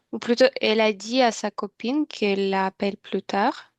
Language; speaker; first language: French; non-native, learner; Ukrainian